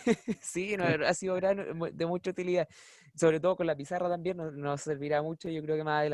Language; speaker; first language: Spanish; native; Spanish